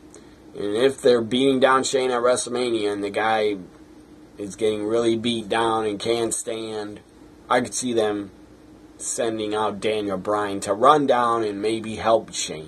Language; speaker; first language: English; native; English